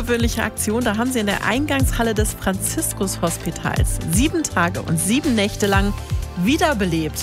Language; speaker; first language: German; native; German